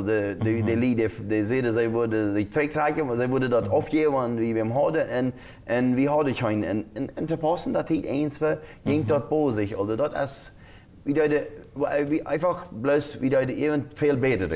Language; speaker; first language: German; non-native, local second language; Plautdietsch